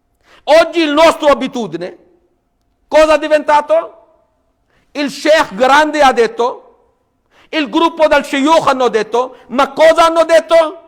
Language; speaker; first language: Italian; non-native, fluent; Urdu